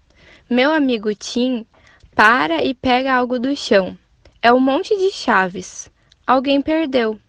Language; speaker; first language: Portuguese; non-native, learner; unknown